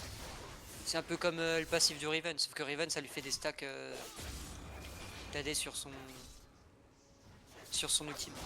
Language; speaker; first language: French; native; French